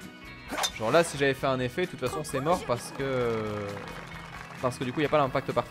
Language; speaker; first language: French; native; French